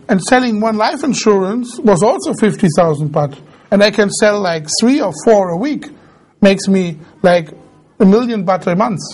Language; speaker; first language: English; non-native, fluent; German